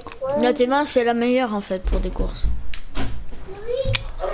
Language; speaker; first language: French; native; French